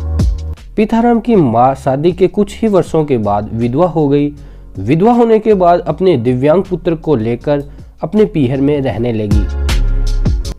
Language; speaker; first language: Hindi; native; Hindi